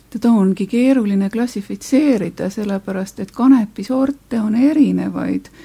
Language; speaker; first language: Estonian; native; Estonian